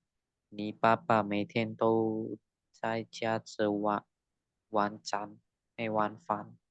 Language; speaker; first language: Chinese; non-native, learner; Indonesian